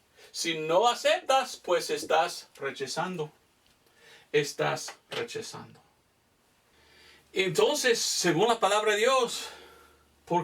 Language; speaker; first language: Spanish; non-native, fluent; English